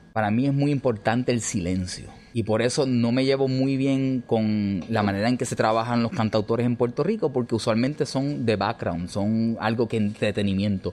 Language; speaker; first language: Spanish; native; Spanish